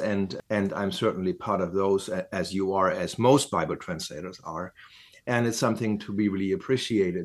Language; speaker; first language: English; non-native, fluent; German